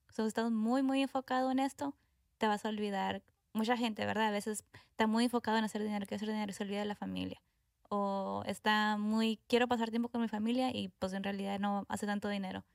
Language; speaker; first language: Spanish; early bilingual, heritage; Spanish